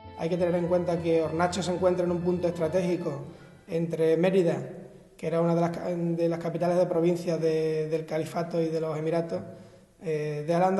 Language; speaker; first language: Spanish; native; Spanish